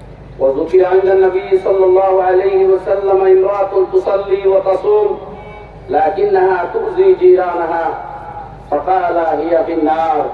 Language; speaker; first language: Arabic; non-native, fluent; Bangla